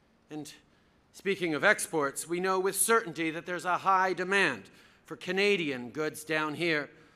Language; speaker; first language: English; early bilingual, other home language; French